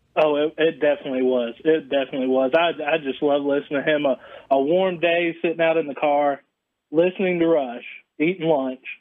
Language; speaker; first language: English; native; English